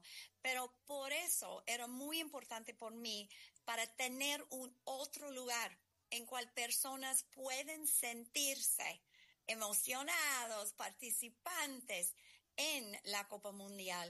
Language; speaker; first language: Spanish; non-native, learner; English